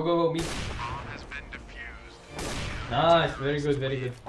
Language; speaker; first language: English; non-native, learner; Portuguese